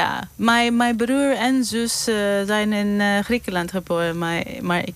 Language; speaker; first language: Dutch; non-native, learner; Greek